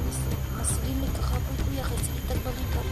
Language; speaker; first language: Filipino; non-native, local second language; Cebuano